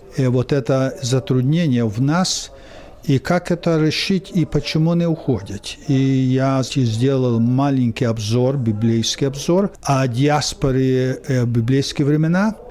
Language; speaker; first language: Russian; early bilingual, heritage; Russian